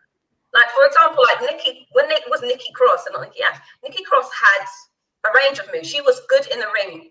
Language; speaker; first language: English; native; English